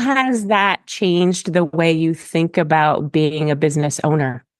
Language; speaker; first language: English; native; English